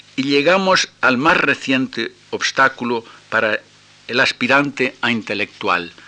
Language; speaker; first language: Spanish; native; Spanish